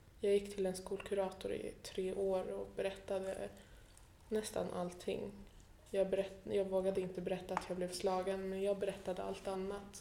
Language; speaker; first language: Swedish; early bilingual, other home language; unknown